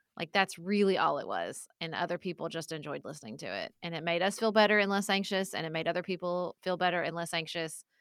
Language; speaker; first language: English; native; English